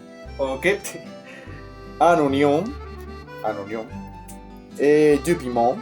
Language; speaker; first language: French; non-native, learner; Spanish